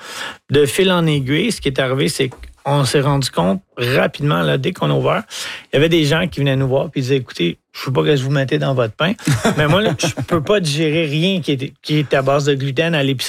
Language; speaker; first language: French; native; French